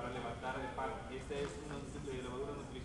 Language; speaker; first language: Spanish; native; Spanish